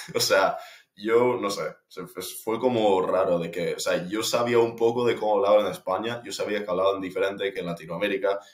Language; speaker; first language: Spanish; non-native, fluent; English